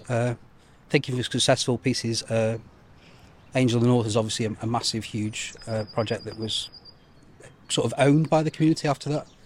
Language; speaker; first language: English; native; English